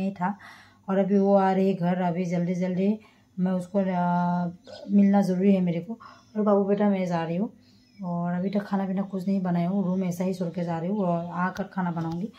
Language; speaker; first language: Hindi; non-native, local second language; Assamese